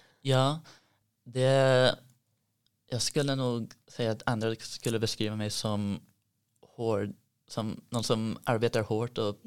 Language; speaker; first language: Swedish; early bilingual, heritage; Swedish